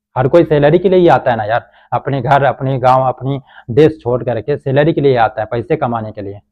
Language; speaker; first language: Hindi; native; Hindi